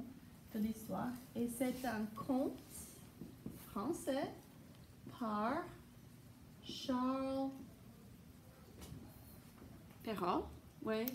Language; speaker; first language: French; non-native, fluent; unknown